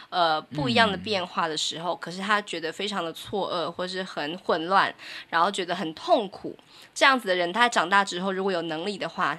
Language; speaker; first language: Chinese; native; Chinese